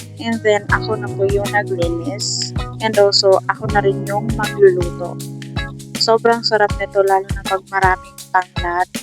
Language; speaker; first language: Filipino; non-native, local second language; Cebuano